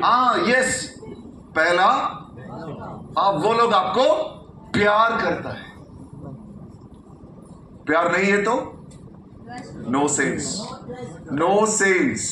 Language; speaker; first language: Hindi; non-native, local second language; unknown